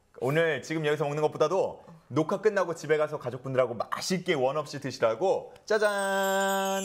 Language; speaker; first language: Korean; native; Korean